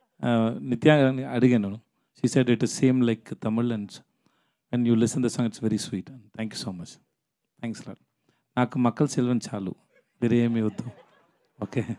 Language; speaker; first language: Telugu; non-native, learner; Tamil